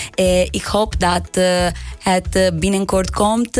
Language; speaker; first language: Dutch; non-native, learner; Italian